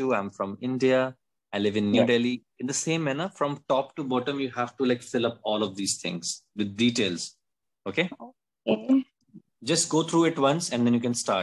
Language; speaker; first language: English; non-native, local second language; Hindi